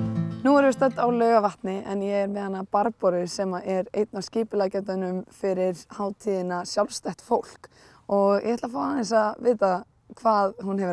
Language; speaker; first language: Icelandic; native; Icelandic